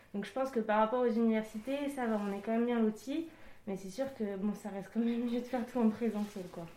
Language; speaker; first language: French; native; French